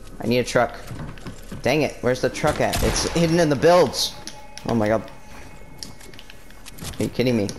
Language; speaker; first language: English; native; English